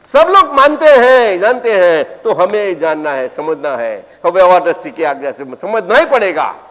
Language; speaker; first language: Hindi; non-native, local second language; Gujarati